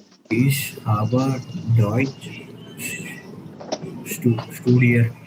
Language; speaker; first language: German; non-native, learner; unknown